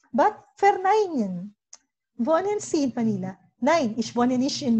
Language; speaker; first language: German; non-native, learner; Filipino